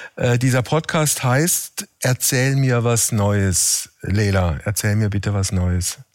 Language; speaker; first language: German; native; German